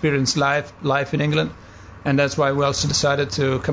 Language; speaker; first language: English; non-native, fluent; Italian